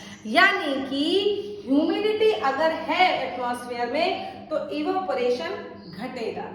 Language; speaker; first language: Hindi; native; Hindi